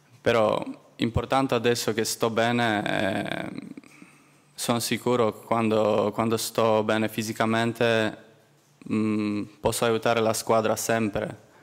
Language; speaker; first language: Italian; non-native, learner; Polish